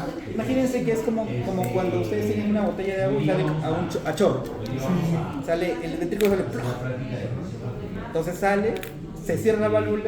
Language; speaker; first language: Spanish; native; Spanish